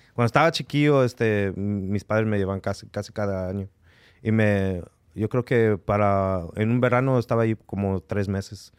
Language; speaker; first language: Spanish; early bilingual, heritage; Spanish